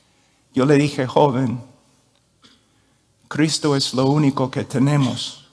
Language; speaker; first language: Spanish; non-native, fluent; English